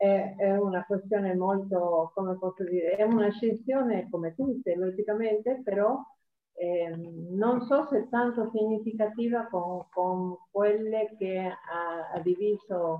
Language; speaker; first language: Italian; non-native, fluent; Spanish